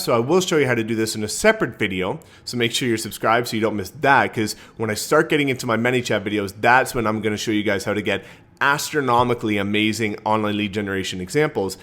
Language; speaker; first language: English; native; English